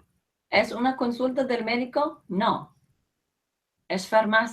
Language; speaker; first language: Spanish; non-native, fluent; English